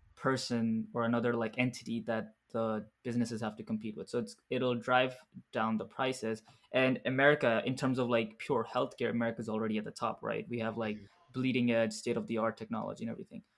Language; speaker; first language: English; early bilingual, other home language; Arabic